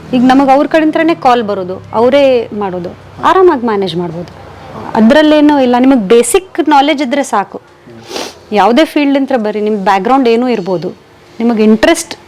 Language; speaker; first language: Kannada; native; Kannada